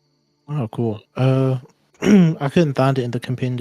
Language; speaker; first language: English; native; English